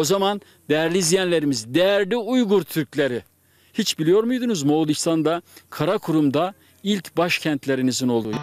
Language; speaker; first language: Turkish; native; Turkish